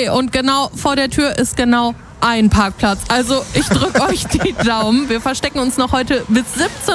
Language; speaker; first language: German; native; German